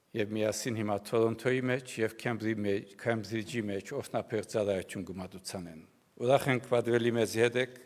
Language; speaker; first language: Armenian; early bilingual, heritage; Armenian